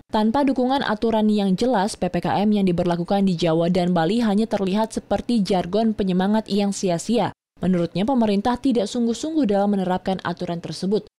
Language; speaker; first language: Indonesian; native; Indonesian